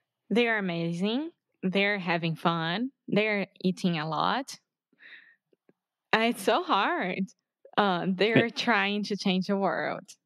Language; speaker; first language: English; non-native, fluent; Portuguese